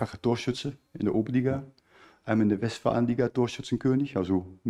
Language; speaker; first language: German; native; German